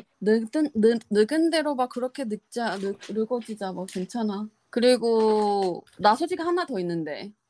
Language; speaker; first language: Korean; non-native, fluent; Chinese